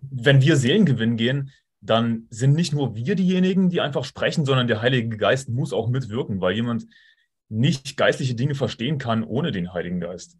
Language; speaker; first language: German; native; German